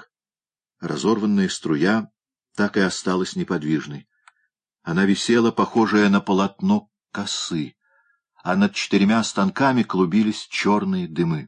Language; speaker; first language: Russian; native; Russian